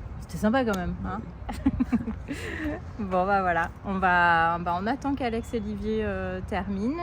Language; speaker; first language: French; native; French